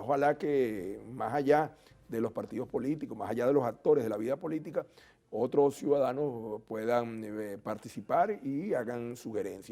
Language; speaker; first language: Spanish; native; Spanish